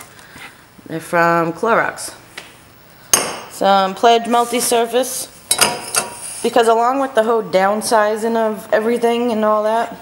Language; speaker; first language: English; native; English